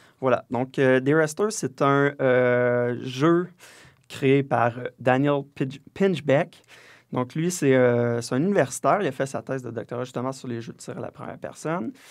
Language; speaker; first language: French; native; French